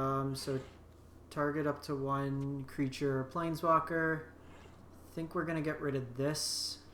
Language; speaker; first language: English; native; English